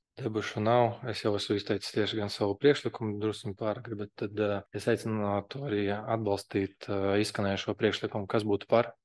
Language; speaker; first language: Latvian; non-native, local second language; Russian